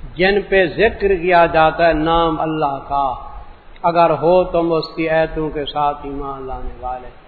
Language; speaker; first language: Urdu; non-native, local second language; Punjabi